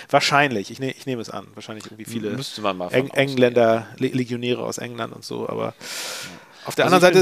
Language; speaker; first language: German; native; German